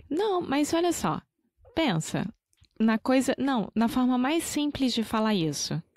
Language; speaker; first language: Portuguese; native; Portuguese